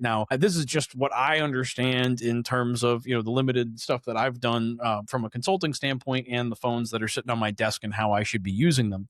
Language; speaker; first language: English; native; English